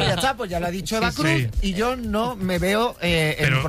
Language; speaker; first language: Spanish; native; Spanish